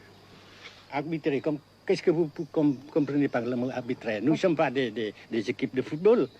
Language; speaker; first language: French; non-native, local second language; Vietnamese